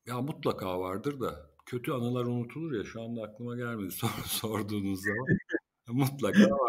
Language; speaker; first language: Turkish; native; Turkish